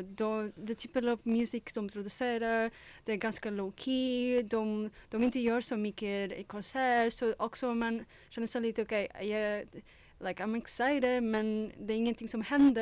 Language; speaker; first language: Swedish; non-native, fluent; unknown